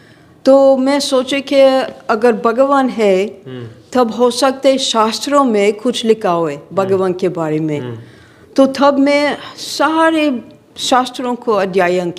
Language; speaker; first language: Hindi; non-native, fluent; English